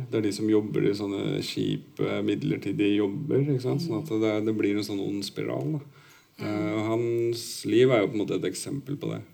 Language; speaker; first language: Norwegian; early bilingual, other home language; Urdu